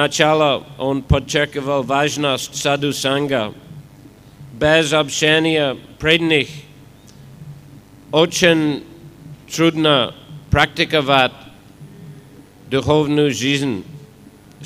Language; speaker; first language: Russian; non-native, fluent; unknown